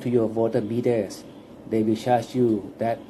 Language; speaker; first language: English; non-native, fluent; Thai